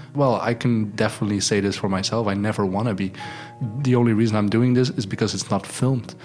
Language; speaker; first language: English; non-native, fluent; Dutch